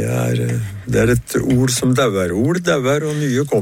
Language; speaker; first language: Norwegian; native; Norwegian